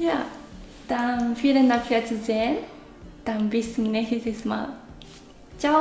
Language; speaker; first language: German; non-native, learner; Japanese